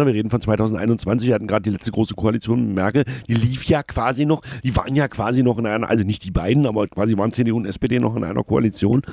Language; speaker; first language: German; native; German